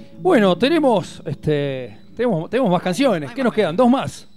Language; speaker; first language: Spanish; native; Spanish